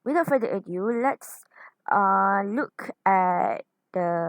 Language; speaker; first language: English; non-native, local second language; Malay